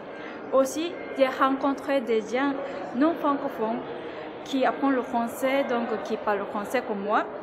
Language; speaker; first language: French; non-native, fluent; Japanese